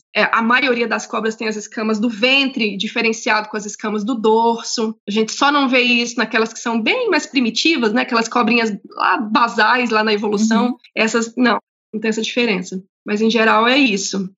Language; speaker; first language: Portuguese; native; Portuguese